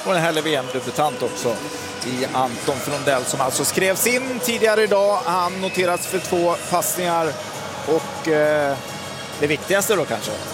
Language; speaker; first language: Swedish; native; Swedish